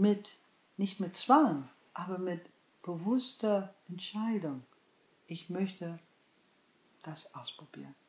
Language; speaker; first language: German; non-native, fluent; English